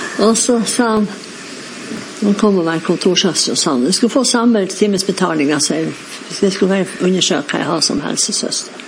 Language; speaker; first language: Norwegian; native; Norwegian